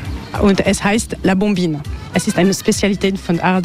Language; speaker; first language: German; non-native, learner; French